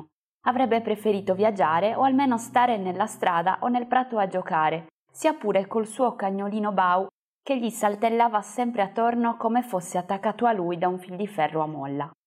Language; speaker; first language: Italian; native; Italian